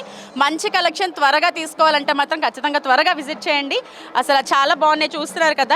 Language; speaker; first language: Telugu; native; Telugu